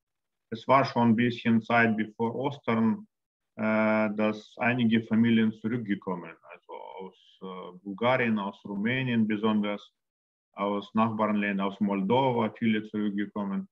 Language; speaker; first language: German; non-native, learner; Russian